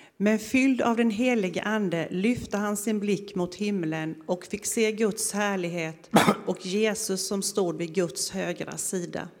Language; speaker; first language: Swedish; native; Swedish